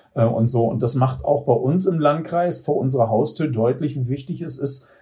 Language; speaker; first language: German; native; German